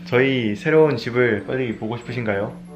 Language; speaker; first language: Korean; native; Korean